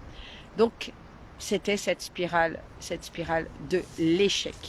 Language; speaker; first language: French; native; French